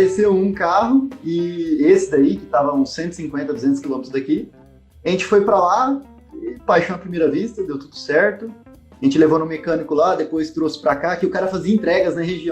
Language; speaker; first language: Portuguese; native; Portuguese